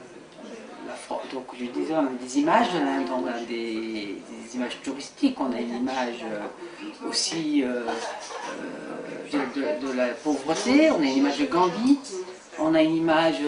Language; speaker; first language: French; native; French